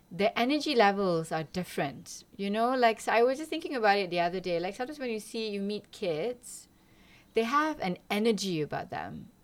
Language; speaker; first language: English; non-native, local second language; Malay